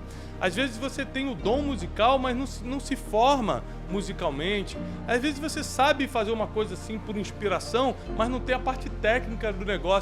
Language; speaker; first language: Portuguese; native; Portuguese